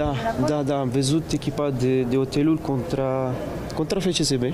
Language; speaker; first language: Romanian; non-native, learner; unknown